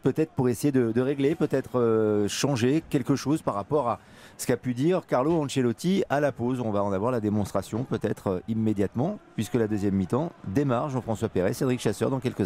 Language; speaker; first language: French; native; French